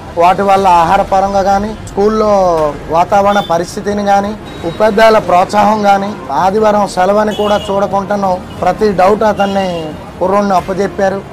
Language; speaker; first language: Telugu; non-native, local second language; Odia